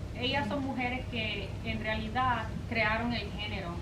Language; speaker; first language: Spanish; early bilingual, heritage; Spanish